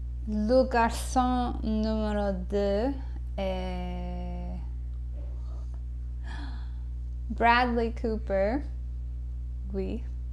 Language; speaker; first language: French; non-native, learner; English